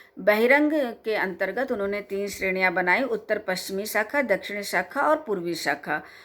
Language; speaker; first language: Hindi; native; Hindi